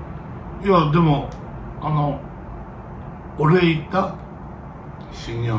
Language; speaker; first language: Japanese; native; Japanese